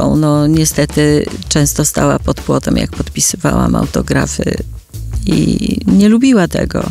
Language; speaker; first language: Polish; native; Polish